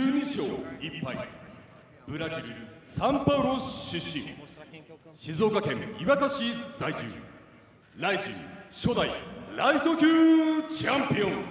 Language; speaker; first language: Japanese; native; Japanese